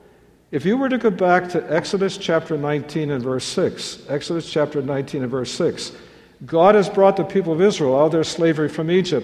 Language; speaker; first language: English; native; English